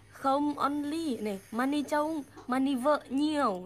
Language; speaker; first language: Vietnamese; non-native, learner; Indonesian